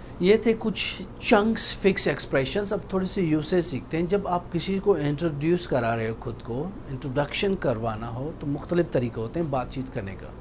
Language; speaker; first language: Urdu; native; Urdu